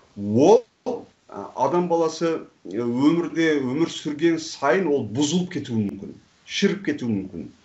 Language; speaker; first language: Kazakh; non-native, fluent; Turkish